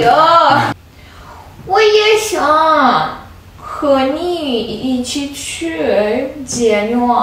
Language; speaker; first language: Chinese; non-native, learner; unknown